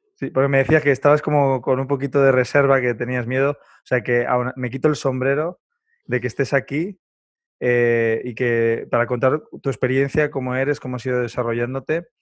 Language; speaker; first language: Spanish; native; Spanish